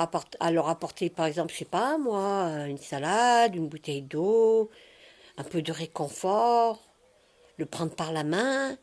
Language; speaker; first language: French; native; French